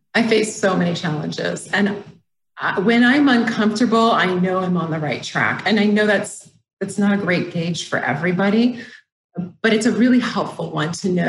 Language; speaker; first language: English; native; English